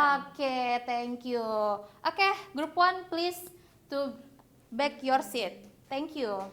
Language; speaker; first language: English; non-native, learner; Indonesian